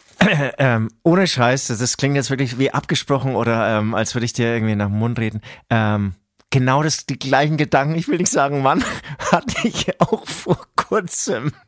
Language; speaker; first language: German; native; German